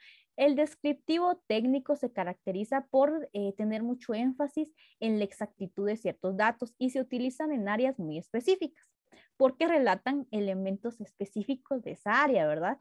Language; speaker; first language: Spanish; native; Spanish